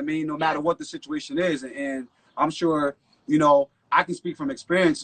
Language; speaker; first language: English; native; English